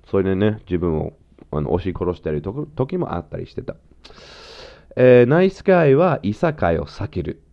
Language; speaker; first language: Japanese; non-native, fluent; English